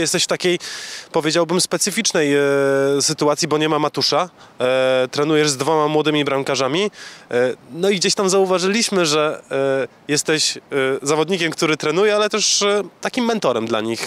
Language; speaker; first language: Polish; native; Polish